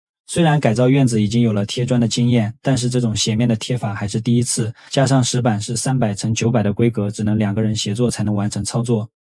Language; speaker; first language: Chinese; native; Chinese